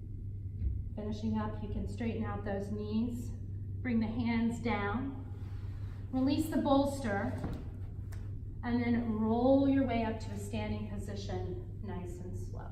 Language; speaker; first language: English; native; English